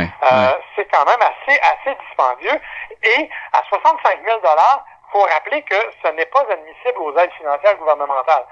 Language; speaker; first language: French; native; French